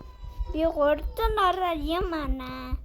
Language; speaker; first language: Mongolian; early bilingual, heritage; Mongolian